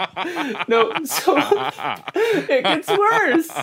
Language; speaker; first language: English; native; English